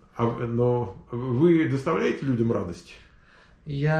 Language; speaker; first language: Russian; native; Russian